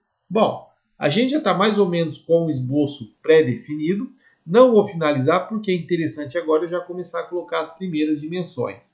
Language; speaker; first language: Portuguese; native; Portuguese